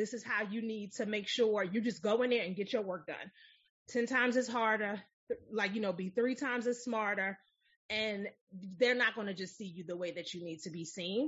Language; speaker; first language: English; native; English